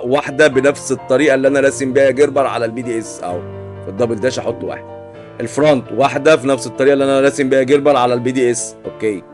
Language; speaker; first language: Arabic; native; Arabic